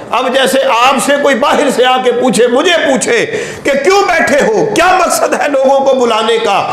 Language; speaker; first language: Urdu; non-native, local second language; Punjabi